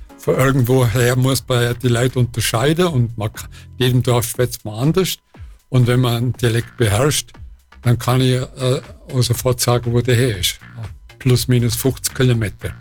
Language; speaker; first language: German; native; German